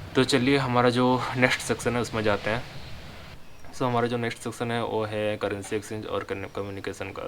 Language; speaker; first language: Hindi; non-native, local second language; Odia